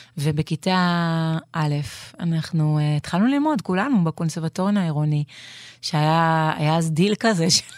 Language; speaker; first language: Hebrew; native; Hebrew